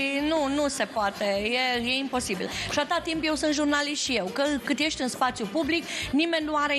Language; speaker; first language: Romanian; native; Romanian